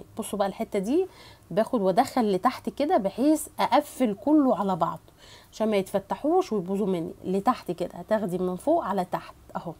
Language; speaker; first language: Arabic; native; Arabic